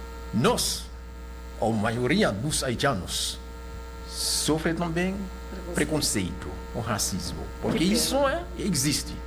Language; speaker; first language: Portuguese; non-native, local second language; Haitian Creole